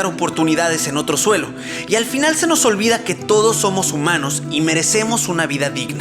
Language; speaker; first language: Spanish; native; Spanish